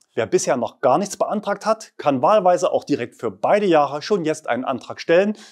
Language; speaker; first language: German; native; German